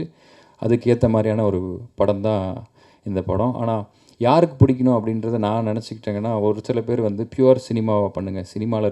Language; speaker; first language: Tamil; native; Tamil